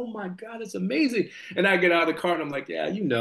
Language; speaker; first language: English; native; English